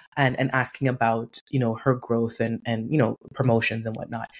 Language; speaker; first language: English; native; English